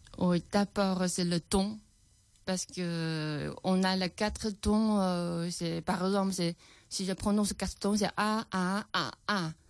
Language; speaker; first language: French; non-native, fluent; Chinese